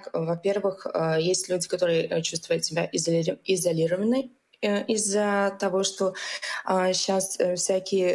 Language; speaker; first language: Russian; non-native, local second language; Latvian